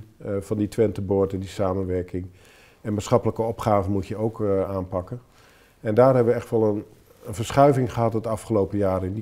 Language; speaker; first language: Dutch; native; Dutch